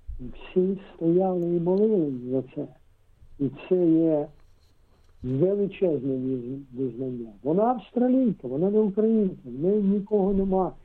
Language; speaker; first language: Ukrainian; non-native, local second language; Russian